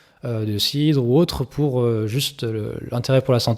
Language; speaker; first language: French; native; French